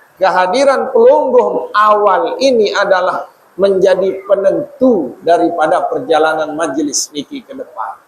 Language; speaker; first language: Indonesian; non-native, local second language; Sasak